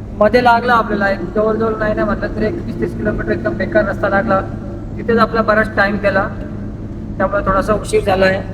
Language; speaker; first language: Marathi; non-native, local second language; Kannada